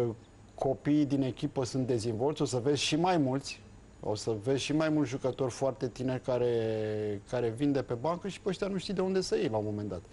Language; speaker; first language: Romanian; native; Romanian